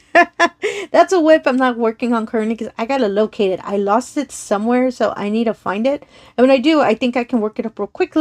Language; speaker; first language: English; native; English